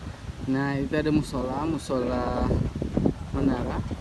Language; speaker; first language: Indonesian; non-native, local second language; Minangkabau